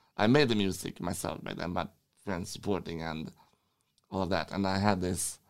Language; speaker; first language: English; non-native, fluent; Swedish